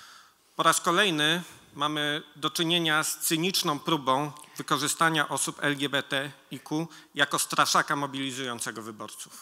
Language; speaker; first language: Polish; native; Polish